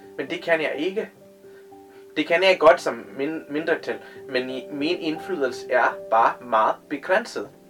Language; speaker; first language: Danish; non-native, fluent; Tamil